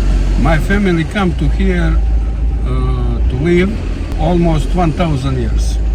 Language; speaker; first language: English; non-native, learner; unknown